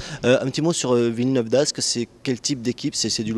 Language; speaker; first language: French; native; French